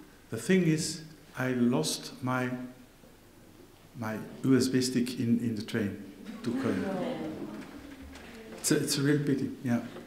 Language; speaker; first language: English; non-native, fluent; Dutch